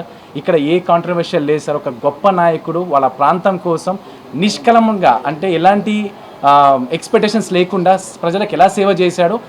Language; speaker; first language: Telugu; native; Telugu